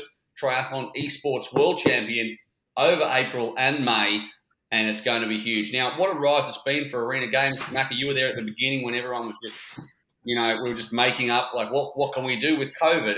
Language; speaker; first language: English; native; English